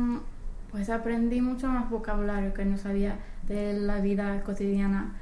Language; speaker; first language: Spanish; non-native, fluent; English